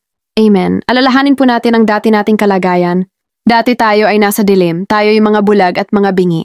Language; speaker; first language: Filipino; native; Filipino